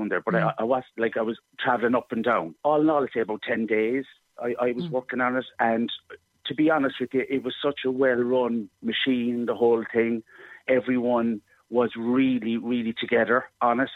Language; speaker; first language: English; native; English